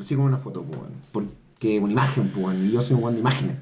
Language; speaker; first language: Spanish; native; Spanish